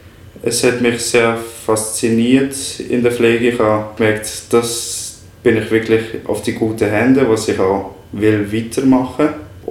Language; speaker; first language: German; non-native, fluent; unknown